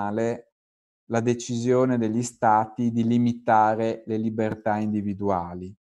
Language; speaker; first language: Italian; native; Italian